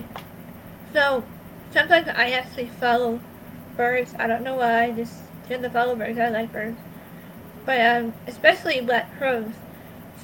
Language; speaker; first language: English; native; English